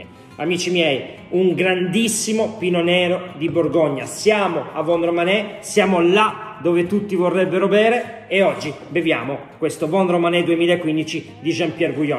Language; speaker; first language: Italian; native; Italian